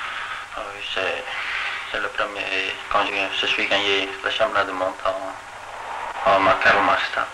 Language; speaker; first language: French; non-native, local second language; Dutch